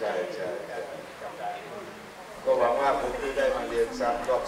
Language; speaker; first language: Thai; native; Thai